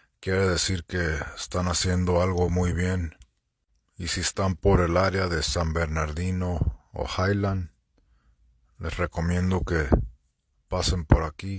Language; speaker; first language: Spanish; early bilingual, heritage; Spanish